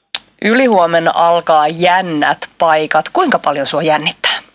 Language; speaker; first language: Finnish; native; Finnish